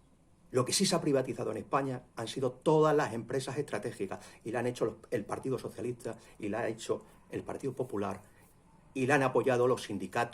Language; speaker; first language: Spanish; native; Spanish